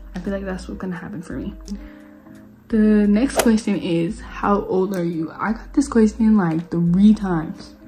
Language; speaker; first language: English; native; English